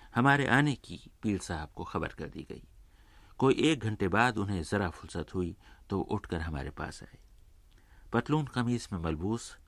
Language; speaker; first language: Urdu; native; Urdu